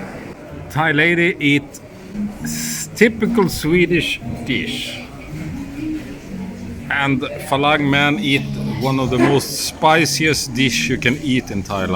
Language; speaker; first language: English; non-native, learner; Swedish